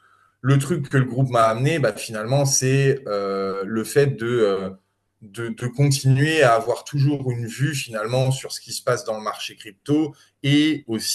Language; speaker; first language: French; native; French